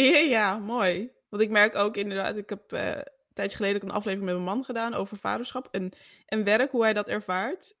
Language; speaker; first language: Dutch; native; Dutch